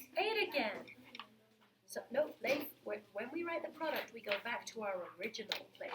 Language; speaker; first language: English; native; English